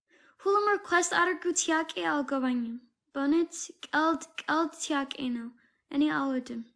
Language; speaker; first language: Amharic; non-native, learner; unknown